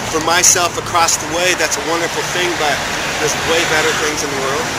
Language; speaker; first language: English; native; English